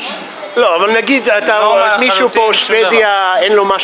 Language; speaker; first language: Hebrew; non-native, fluent; English